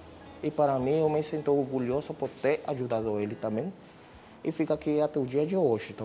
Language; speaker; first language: Portuguese; non-native, fluent; Spanish